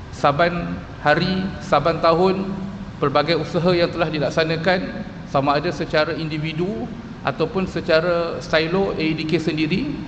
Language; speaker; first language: Malay; native; Malay